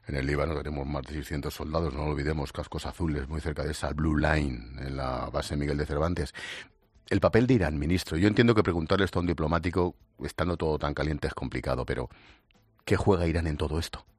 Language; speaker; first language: Spanish; native; Spanish